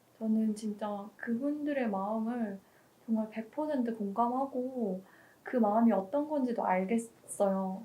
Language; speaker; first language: Korean; native; Korean